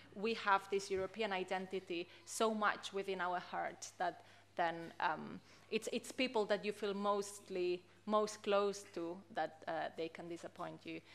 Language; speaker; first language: English; non-native, fluent; Catalan